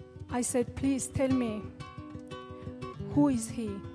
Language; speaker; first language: English; non-native, fluent; Persian